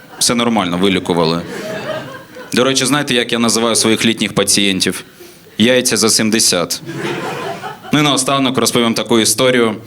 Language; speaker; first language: Ukrainian; non-native, local second language; Russian